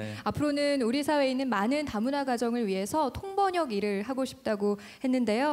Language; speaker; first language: Korean; native; Korean